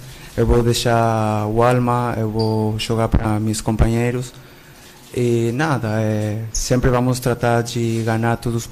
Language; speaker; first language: Portuguese; non-native, learner; Spanish